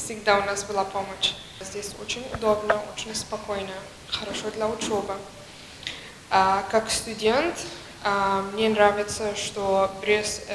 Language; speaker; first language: Russian; non-native, learner; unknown